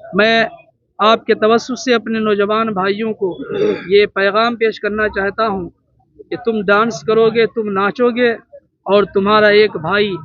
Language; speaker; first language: Urdu; native; Urdu